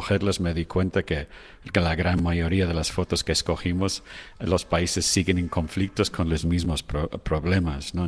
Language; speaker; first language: Spanish; non-native, fluent; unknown